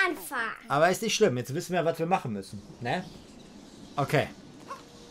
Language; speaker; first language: German; native; German